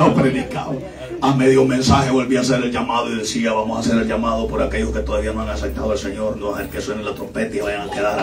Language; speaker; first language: Spanish; native; Spanish